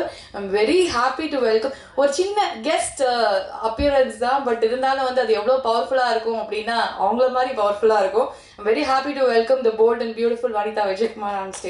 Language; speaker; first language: Tamil; native; Tamil